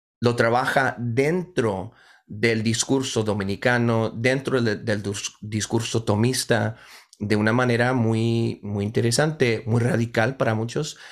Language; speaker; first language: Spanish; early bilingual, heritage; Spanish